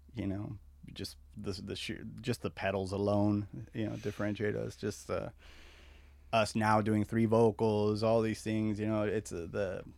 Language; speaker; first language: English; early bilingual, other home language; Spanish